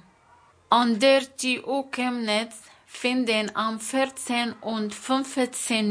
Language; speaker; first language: German; non-native, fluent; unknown